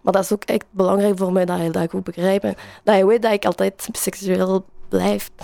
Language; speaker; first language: Dutch; non-native, learner; French